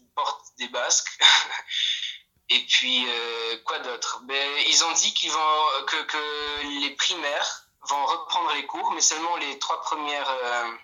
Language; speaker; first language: French; non-native, fluent; Polish